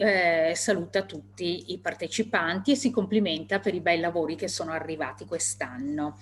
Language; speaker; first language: Italian; native; Italian